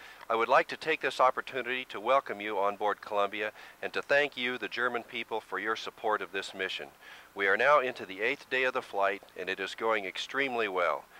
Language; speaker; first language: English; native; English